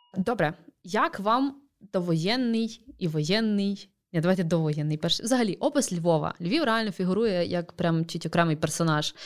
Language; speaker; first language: Ukrainian; native; Ukrainian